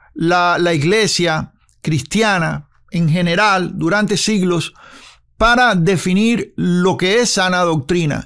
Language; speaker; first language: Spanish; native; Spanish